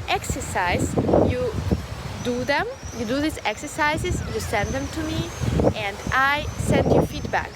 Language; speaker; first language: English; non-native, fluent; Russian